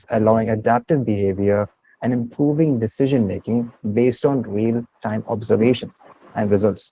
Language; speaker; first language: English; non-native, local second language; Malayalam